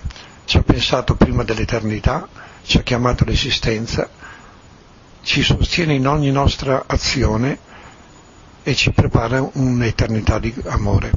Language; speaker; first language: Italian; native; Italian